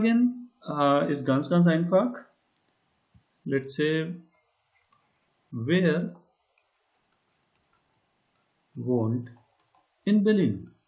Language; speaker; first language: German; non-native, learner; Hindi